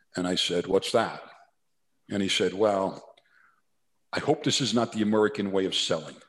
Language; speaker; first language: English; native; English